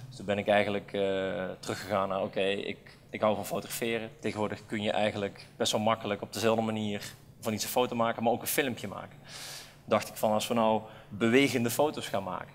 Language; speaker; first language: Dutch; native; Dutch